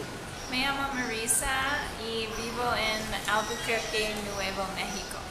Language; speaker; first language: Spanish; non-native, learner; English